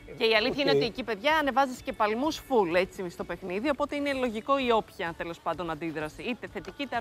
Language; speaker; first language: Greek; native; Greek